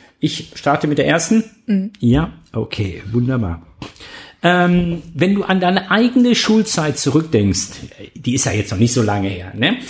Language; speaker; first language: German; native; German